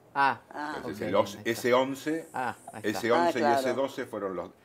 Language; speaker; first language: Spanish; native; Spanish